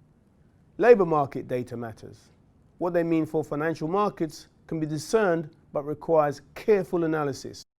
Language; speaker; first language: English; native; English